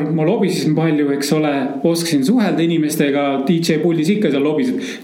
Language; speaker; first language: Estonian; native; Estonian